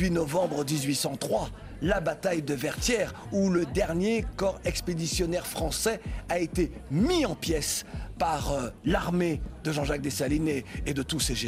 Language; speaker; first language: French; native; French